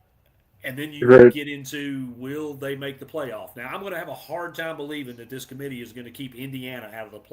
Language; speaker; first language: English; native; English